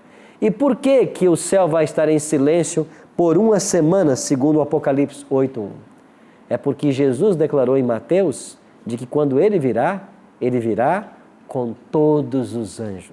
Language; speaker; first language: Portuguese; native; Portuguese